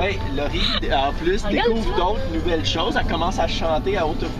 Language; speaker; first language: French; native; French